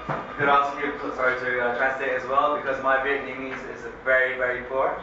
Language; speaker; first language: English; early bilingual, other home language; Hindi